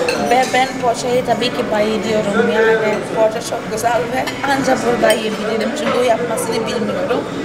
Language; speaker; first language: Turkish; non-native, fluent; Portuguese